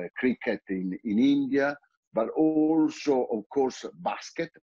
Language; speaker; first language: English; non-native, fluent; Italian